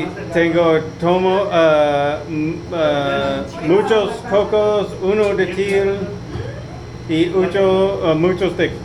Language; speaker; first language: Spanish; non-native, learner; English